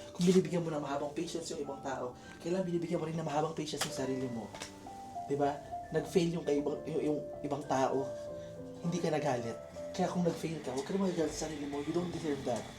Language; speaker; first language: Filipino; native; Filipino